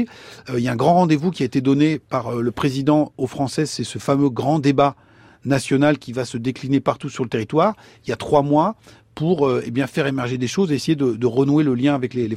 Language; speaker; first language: French; native; French